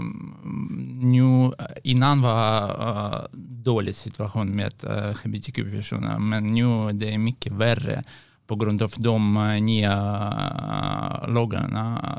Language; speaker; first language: Swedish; non-native, learner; Russian